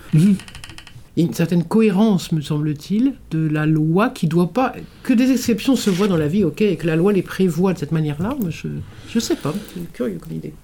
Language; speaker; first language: French; native; French